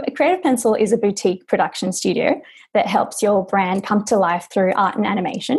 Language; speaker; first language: English; native; English